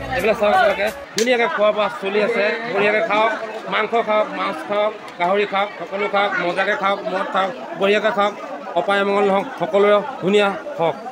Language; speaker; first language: Assamese; non-native, local second language; Mising